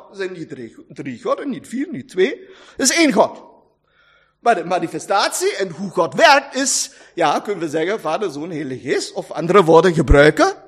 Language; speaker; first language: Dutch; non-native, learner; German